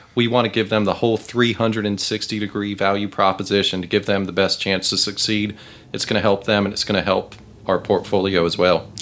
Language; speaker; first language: English; native; English